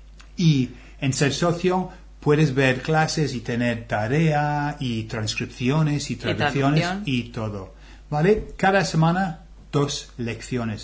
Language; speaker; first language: Spanish; non-native, fluent; English